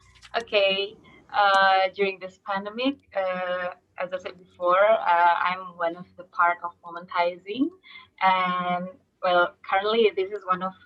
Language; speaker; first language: English; non-native, fluent; Indonesian